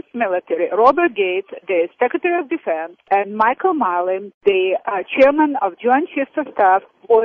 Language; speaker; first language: English; non-native, fluent; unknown